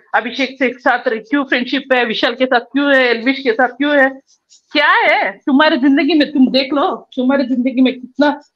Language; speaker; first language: Hindi; non-native, local second language; Kannada